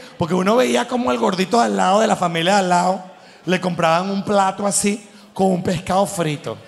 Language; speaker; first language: Spanish; native; Spanish